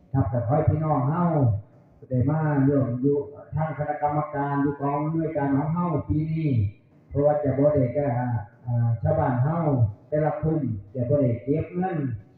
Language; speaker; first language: Thai; native; Thai